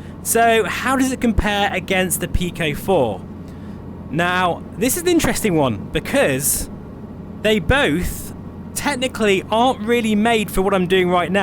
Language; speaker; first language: English; native; English